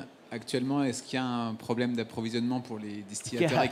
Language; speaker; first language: French; native; French